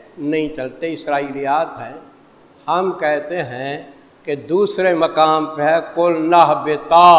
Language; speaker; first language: Urdu; non-native, local second language; Saraiki